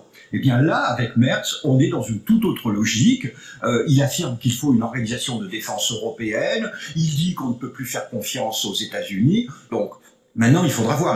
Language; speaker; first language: French; native; French